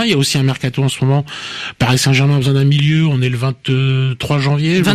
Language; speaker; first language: French; native; French